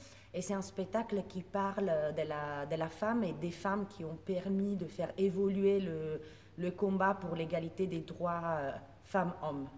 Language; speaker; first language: French; non-native, fluent; Italian